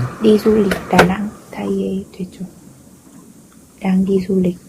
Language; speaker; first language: Vietnamese; non-native, learner; Korean